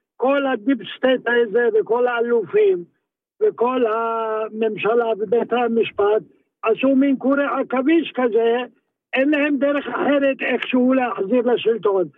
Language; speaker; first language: Hebrew; early bilingual, other home language; Arabic